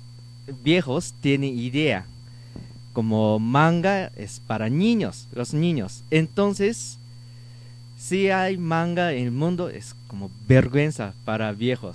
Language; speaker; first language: Spanish; non-native, learner; Japanese